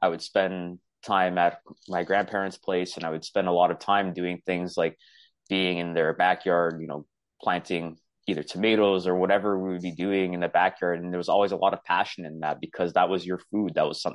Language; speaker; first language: English; native; English